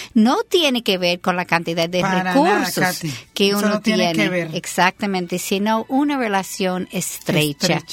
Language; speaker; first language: Spanish; non-native, fluent; English